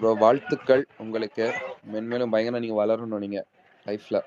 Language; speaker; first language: Tamil; native; Tamil